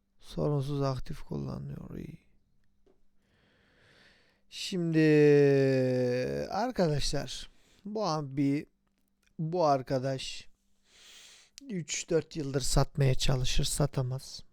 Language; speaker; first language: Turkish; native; Turkish